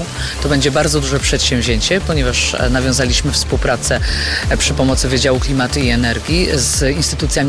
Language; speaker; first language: Polish; native; Polish